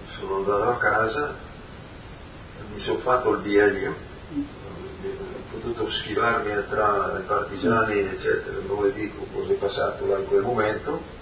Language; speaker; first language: Italian; native; Italian